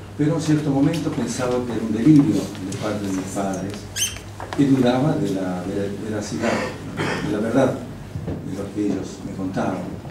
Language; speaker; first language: Spanish; non-native, local second language; Russian